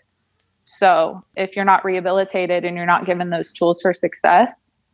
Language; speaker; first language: English; native; English